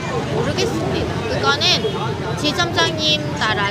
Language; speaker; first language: Korean; non-native, fluent; Vietnamese